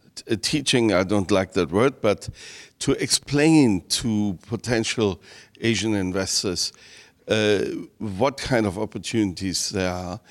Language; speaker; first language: English; non-native, fluent; German